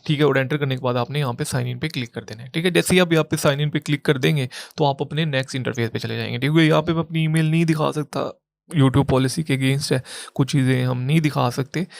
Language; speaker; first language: Urdu; non-native, local second language; Punjabi